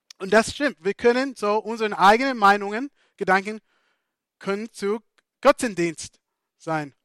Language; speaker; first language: German; non-native, fluent; English